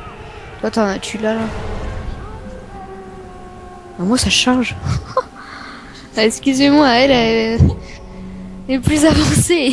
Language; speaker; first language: French; native; French